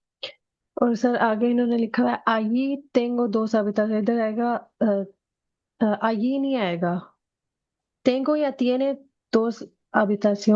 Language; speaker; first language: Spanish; non-native, learner; Urdu